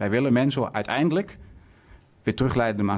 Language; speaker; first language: Dutch; native; Dutch